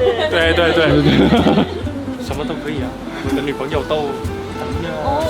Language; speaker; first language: Chinese; non-native, learner; Vietnamese